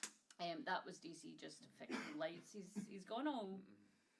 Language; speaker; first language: English; native; English